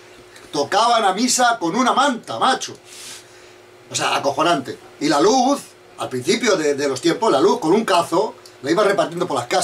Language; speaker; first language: Spanish; native; Spanish